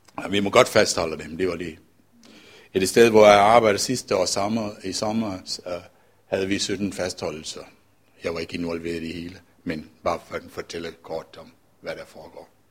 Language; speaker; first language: Danish; non-native, fluent; Sinhala